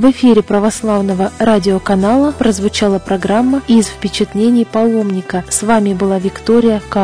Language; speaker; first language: Russian; native; Russian